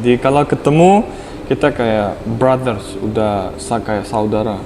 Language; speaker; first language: Indonesian; non-native, fluent; Turkmen